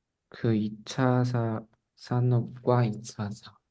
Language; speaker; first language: Korean; non-native, learner; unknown